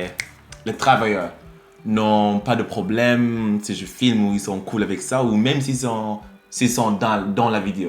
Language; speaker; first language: French; non-native, fluent; English